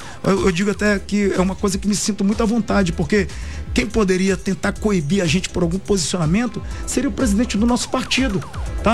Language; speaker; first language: Portuguese; native; Portuguese